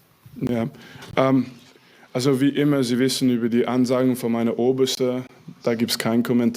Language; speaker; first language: German; non-native, fluent; French